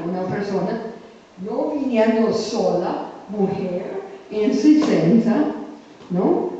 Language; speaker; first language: Spanish; non-native, fluent; English